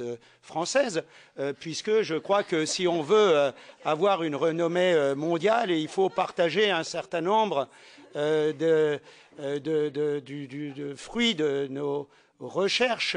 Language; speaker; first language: French; native; French